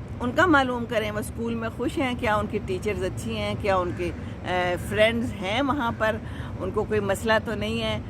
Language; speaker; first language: Urdu; non-native, local second language; Pashto